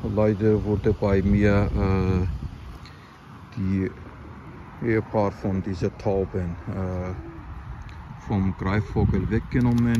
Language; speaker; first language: German; non-native, fluent; Azerbaijani